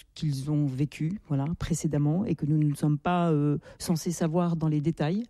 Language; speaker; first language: French; native; French